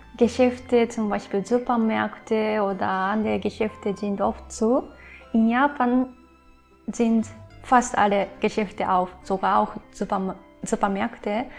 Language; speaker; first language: German; non-native, fluent; Japanese